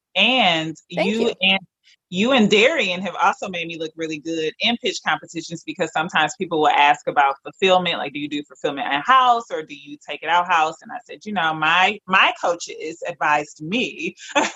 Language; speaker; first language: English; native; English